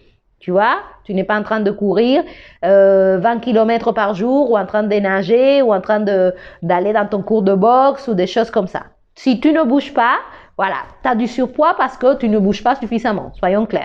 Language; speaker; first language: French; non-native, fluent; Spanish